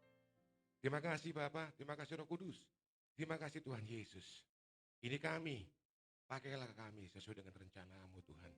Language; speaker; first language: Indonesian; native; Indonesian